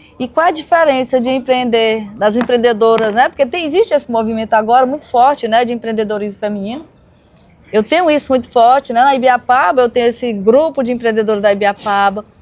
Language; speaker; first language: Portuguese; native; Portuguese